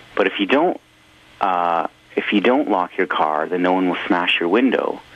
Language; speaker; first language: English; native; English